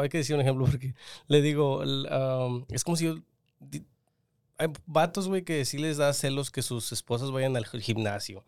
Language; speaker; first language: Spanish; early bilingual, heritage; Spanish